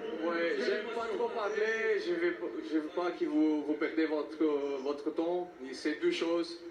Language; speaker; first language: French; non-native, fluent; Portuguese